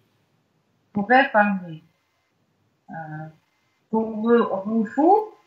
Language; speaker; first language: French; non-native, learner; Russian